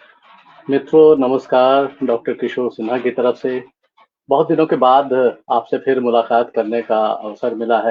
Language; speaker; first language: Hindi; native; Hindi